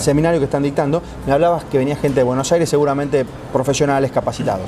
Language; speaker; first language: Spanish; native; Spanish